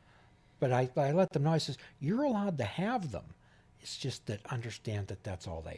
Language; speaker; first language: English; native; English